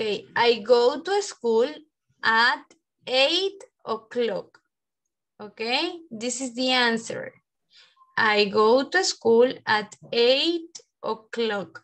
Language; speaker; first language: English; non-native, fluent; Spanish